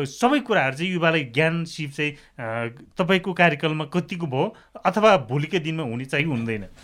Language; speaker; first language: Nepali; native; Nepali